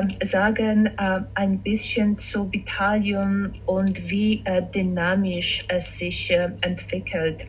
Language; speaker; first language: German; non-native, fluent; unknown